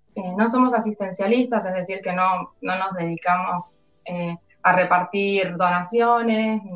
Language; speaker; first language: Spanish; native; Spanish